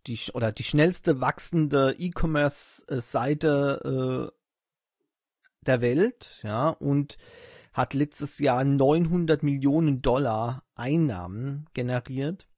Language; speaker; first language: German; native; German